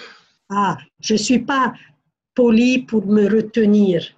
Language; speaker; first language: French; non-native, fluent; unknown